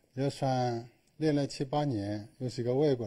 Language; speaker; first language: Chinese; native; Chinese